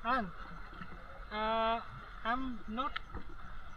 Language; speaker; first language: English; non-native, learner; Vietnamese